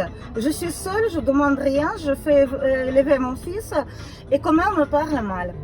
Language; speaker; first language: French; non-native, fluent; Russian